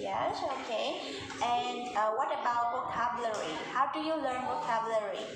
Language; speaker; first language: English; non-native, fluent; Vietnamese